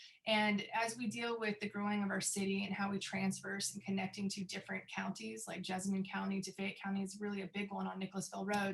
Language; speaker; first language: English; native; English